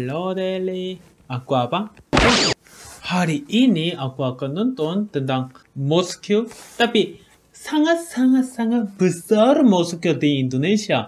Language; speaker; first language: Indonesian; non-native, learner; Korean